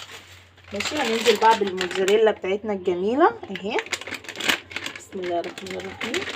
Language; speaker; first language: Arabic; native; Arabic